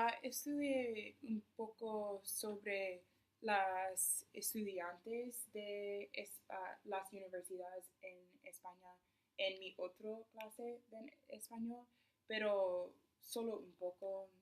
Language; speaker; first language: Spanish; non-native, learner; English